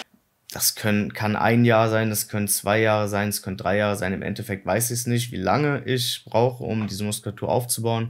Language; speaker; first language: German; native; German